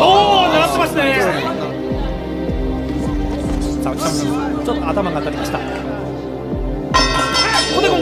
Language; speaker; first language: Japanese; native; Japanese